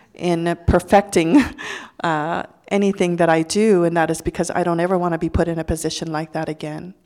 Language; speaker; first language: English; early bilingual, other home language; Lao